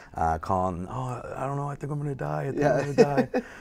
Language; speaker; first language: English; native; English